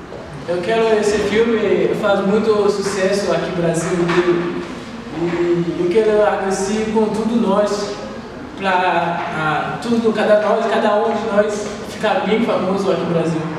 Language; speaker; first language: Portuguese; non-native, learner; Haitian Creole